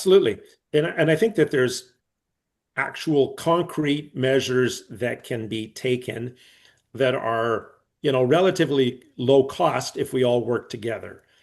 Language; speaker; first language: English; native; English